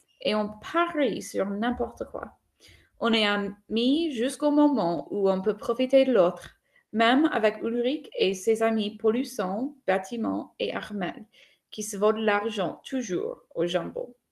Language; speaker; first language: French; non-native, fluent; English